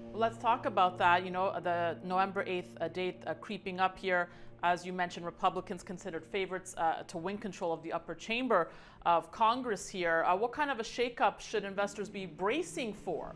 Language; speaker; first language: English; native; English